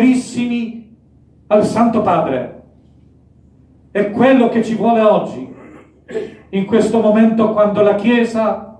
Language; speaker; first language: Italian; non-native, fluent; Polish